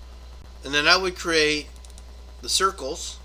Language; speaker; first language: English; native; English